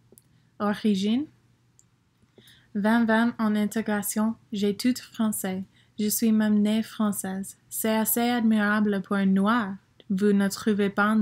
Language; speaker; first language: French; non-native, learner; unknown